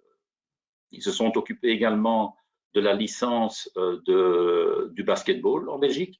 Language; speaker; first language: French; native; French